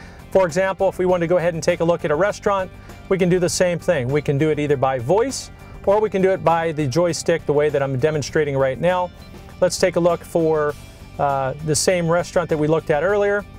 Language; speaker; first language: English; native; English